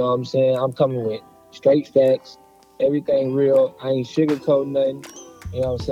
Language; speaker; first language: English; native; English